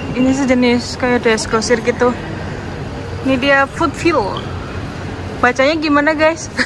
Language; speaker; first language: Indonesian; non-native, local second language; Javanese